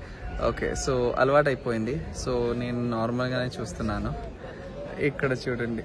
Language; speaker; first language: Telugu; non-native, learner; Kannada